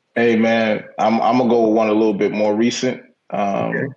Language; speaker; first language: English; native; English